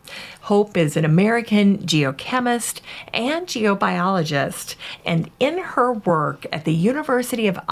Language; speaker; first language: English; native; English